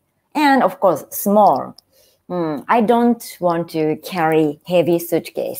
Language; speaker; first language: English; non-native, fluent; Japanese